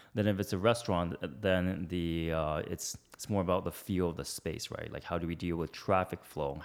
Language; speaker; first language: English; early bilingual, other home language; Chinese